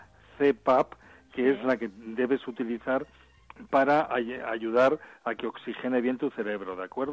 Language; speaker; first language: Spanish; native; Spanish